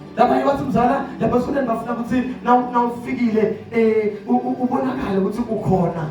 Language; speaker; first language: Zulu; non-native, local second language; Swati